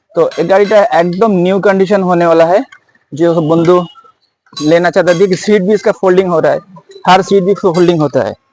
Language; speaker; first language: Hindi; non-native, local second language; Bangla